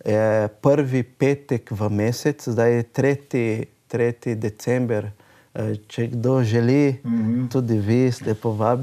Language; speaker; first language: Slovenian; non-native, learner; Portuguese